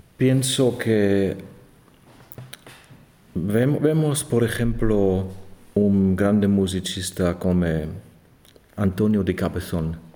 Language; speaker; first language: Spanish; non-native, learner; German